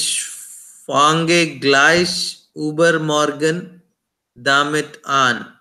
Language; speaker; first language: German; non-native, learner; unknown